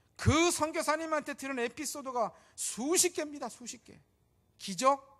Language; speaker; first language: Korean; native; Korean